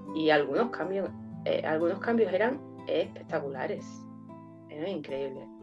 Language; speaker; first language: Spanish; native; Spanish